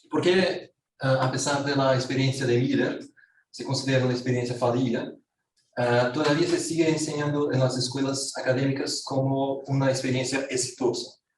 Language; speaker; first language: Spanish; non-native, fluent; Portuguese